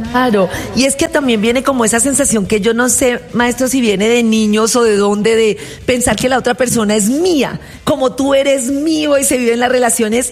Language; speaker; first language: Spanish; native; Spanish